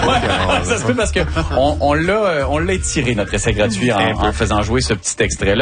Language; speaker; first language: French; native; French